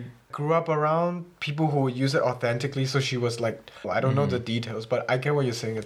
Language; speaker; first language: English; early bilingual, other home language; Chinese